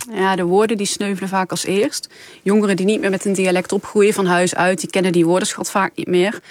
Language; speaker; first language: Dutch; native; Dutch